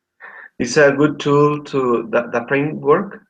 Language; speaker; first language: English; non-native, learner; Spanish